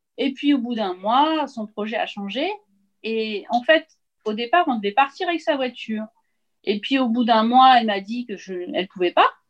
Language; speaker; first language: French; native; French